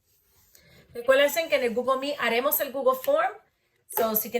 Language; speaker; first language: Spanish; early bilingual, heritage; Spanish